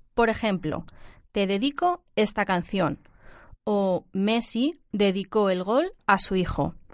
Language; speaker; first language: Spanish; native; Spanish